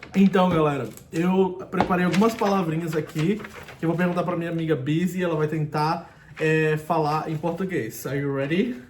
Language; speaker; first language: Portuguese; native; Portuguese